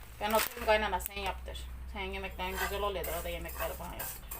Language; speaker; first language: Turkish; native; Turkish